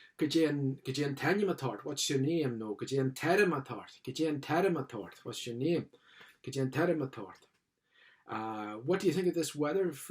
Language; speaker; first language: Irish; non-native, local second language; English